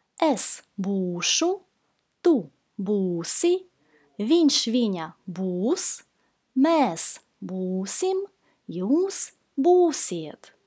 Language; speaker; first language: Latvian; non-native, local second language; Russian